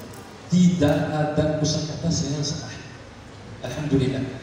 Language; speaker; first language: Indonesian; non-native, learner; Arabic